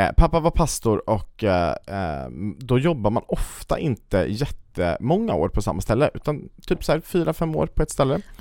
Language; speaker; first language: Swedish; native; Swedish